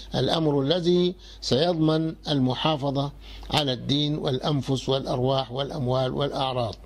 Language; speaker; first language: Arabic; non-native, fluent; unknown